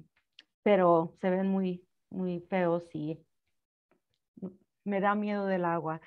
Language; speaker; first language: Spanish; early bilingual, heritage; Spanish